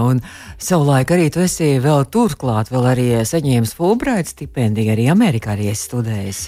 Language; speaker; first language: Latvian; native; Latvian